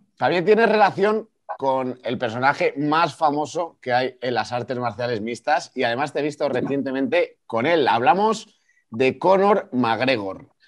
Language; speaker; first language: Spanish; native; Spanish